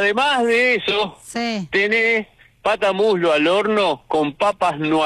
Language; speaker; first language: Spanish; native; Spanish